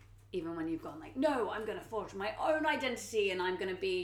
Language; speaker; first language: English; native; English